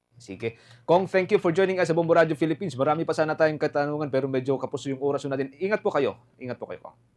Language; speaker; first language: Filipino; native; Filipino